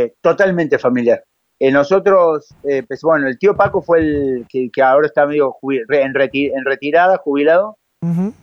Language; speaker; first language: Spanish; native; Spanish